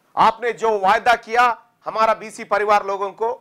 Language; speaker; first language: Hindi; non-native, local second language; Telugu